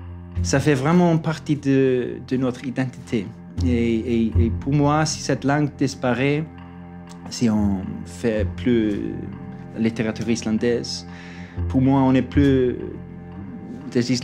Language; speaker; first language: French; non-native, fluent; Icelandic